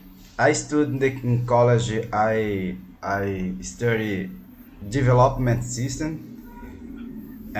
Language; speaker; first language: English; non-native, learner; Portuguese